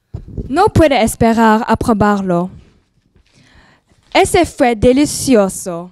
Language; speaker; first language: Spanish; non-native, learner; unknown